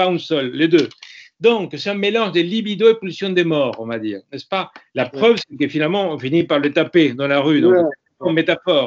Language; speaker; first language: French; non-native, fluent; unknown